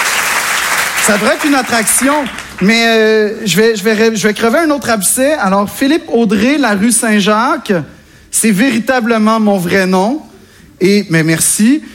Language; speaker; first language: French; native; French